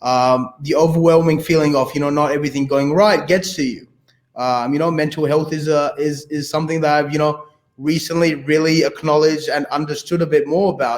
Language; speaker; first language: English; early bilingual, other home language; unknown